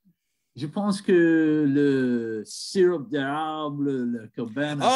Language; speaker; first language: French; non-native, learner; English